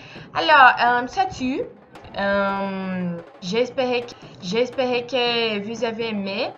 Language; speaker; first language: French; non-native, learner; Portuguese